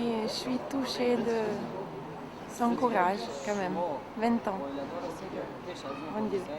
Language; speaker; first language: French; non-native, local second language; Italian